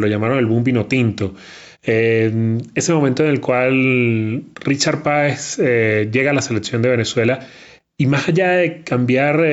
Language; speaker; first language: Spanish; native; Spanish